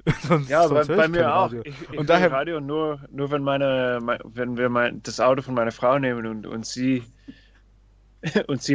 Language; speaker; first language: German; non-native, fluent; English